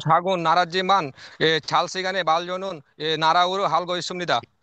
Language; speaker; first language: Korean; non-native, learner; Bangla